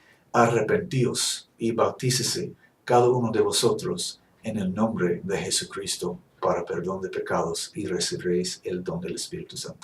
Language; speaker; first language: Spanish; non-native, fluent; English